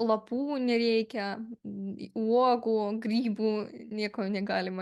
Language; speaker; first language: Lithuanian; non-native, fluent; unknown